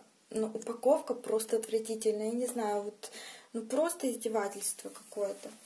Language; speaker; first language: Russian; native; Russian